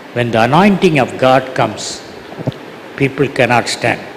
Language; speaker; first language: English; non-native, local second language; Tamil